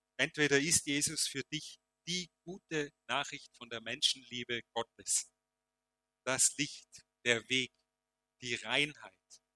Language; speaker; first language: German; native; German